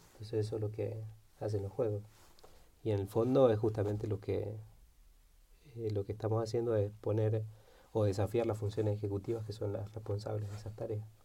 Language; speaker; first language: Spanish; native; Spanish